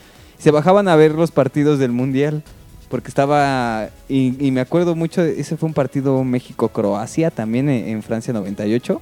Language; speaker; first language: Spanish; native; Spanish